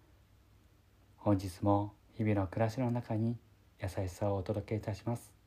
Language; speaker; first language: Japanese; native; Japanese